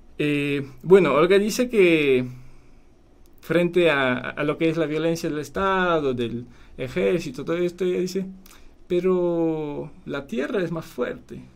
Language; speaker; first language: Spanish; non-native, fluent; Polish